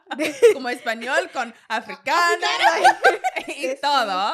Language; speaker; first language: Spanish; non-native, learner; English